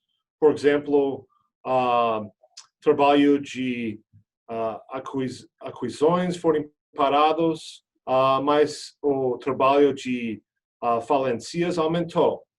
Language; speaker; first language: Portuguese; non-native, fluent; English